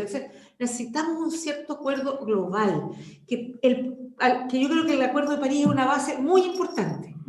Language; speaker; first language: Spanish; native; Spanish